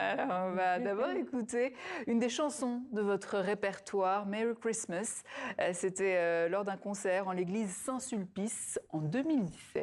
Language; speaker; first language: French; native; French